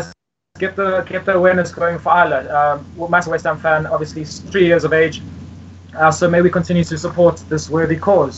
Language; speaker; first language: English; native; English